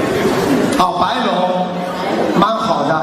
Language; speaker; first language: Chinese; native; Chinese